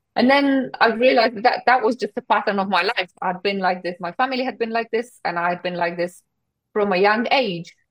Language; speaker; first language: English; non-native, fluent; Polish